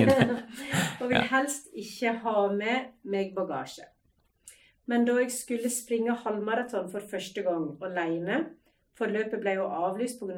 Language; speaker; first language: Norwegian; native; Norwegian